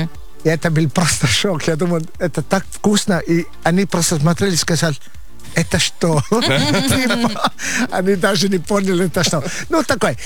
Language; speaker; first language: Russian; non-native, fluent; Italian